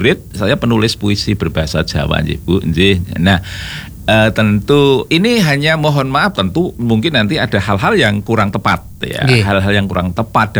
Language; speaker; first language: Indonesian; native; Indonesian